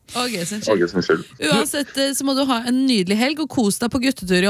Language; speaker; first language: Norwegian; native; Norwegian